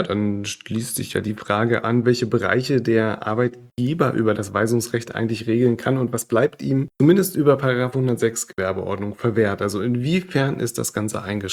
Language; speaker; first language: German; native; German